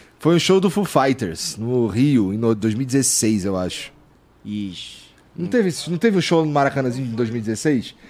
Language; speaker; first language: Portuguese; native; Portuguese